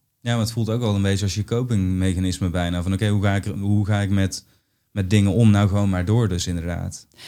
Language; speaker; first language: Dutch; native; Dutch